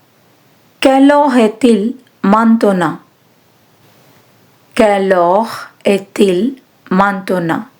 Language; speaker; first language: French; non-native, fluent; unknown